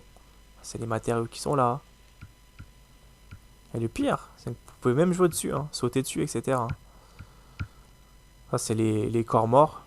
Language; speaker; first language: French; native; French